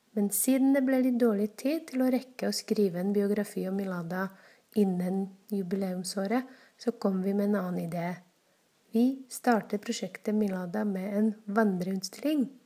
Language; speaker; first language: Norwegian; non-native, fluent; Czech